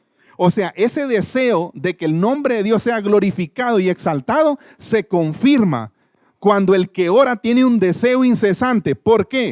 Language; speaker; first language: Spanish; native; Spanish